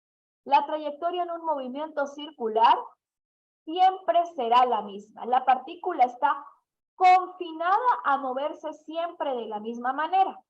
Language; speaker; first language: Spanish; native; Spanish